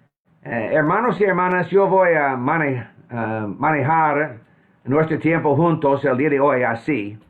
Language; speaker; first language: Spanish; non-native, fluent; English